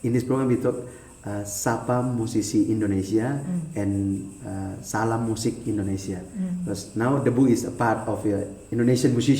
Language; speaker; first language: English; non-native, learner; Indonesian